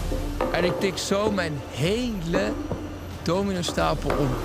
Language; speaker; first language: Dutch; native; Dutch